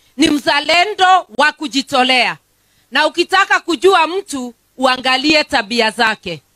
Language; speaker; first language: Swahili; non-native, local second language; Kikuyu